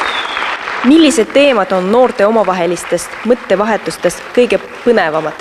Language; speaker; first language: Estonian; native; Estonian